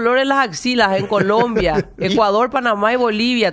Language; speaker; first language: Spanish; native; Spanish